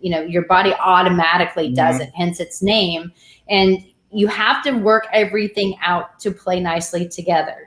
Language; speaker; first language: English; native; English